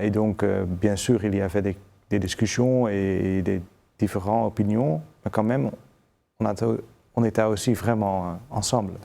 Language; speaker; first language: French; non-native, fluent; Dutch